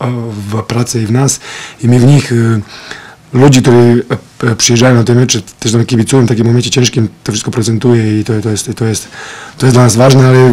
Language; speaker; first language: Polish; non-native, fluent; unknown